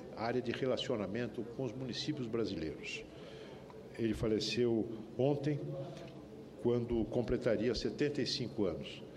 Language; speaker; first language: Portuguese; native; Portuguese